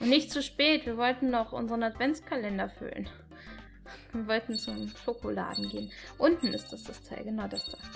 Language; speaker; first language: German; native; German